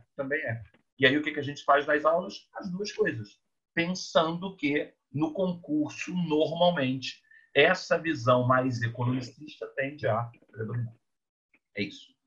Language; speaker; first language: Portuguese; native; Portuguese